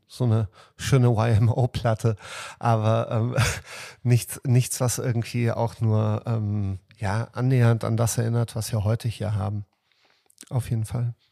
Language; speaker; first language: German; early bilingual, other home language; Serbian